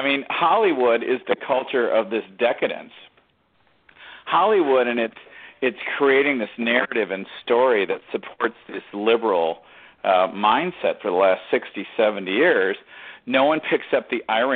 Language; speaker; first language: English; native; English